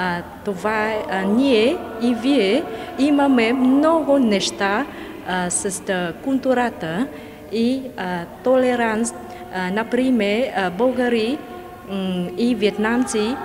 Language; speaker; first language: Bulgarian; non-native, learner; Vietnamese